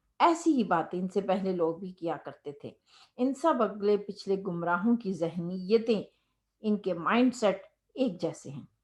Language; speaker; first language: Urdu; native; Urdu